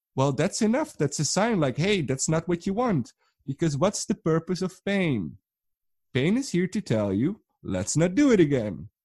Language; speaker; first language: English; non-native, fluent; Dutch